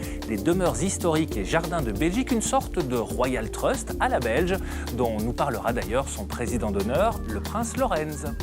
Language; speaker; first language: French; native; French